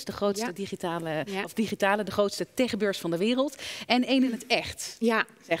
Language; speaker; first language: Dutch; native; Dutch